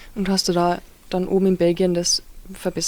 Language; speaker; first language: German; native; German